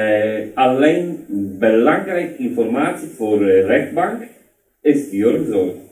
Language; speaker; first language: Dutch; non-native, learner; Polish